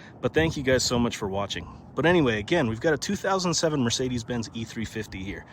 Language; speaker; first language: English; native; English